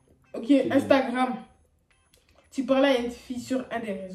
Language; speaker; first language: French; native; French